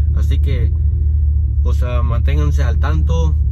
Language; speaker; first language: Spanish; native; Spanish